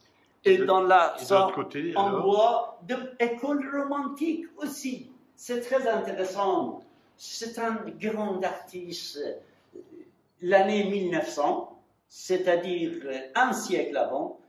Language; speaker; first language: French; non-native, fluent; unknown